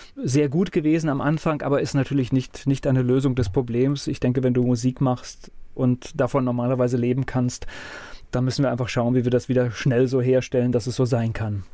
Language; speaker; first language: German; native; German